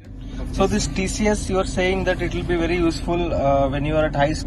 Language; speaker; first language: English; non-native, local second language; Kannada